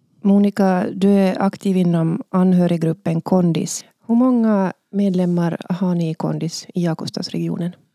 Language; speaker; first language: Swedish; native; Swedish